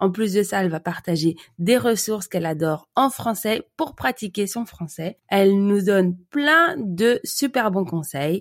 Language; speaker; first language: French; native; French